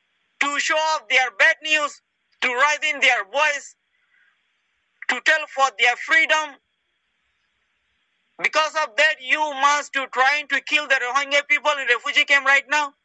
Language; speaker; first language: English; non-native, learner; Rohingya